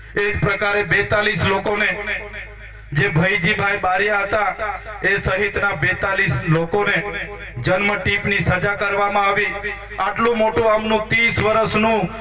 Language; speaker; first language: Gujarati; non-native, local second language; Vasavi